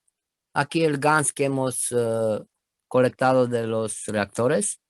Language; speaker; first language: Spanish; non-native, learner; Romanian